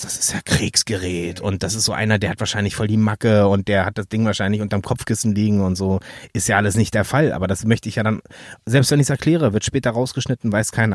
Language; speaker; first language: German; native; German